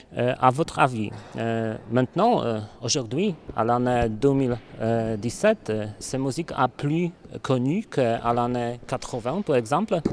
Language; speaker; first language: French; non-native, learner; Polish